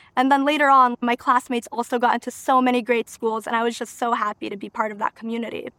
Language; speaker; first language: English; early bilingual, other home language; Albanian